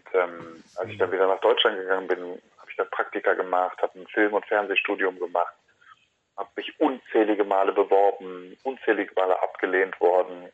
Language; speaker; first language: German; native; German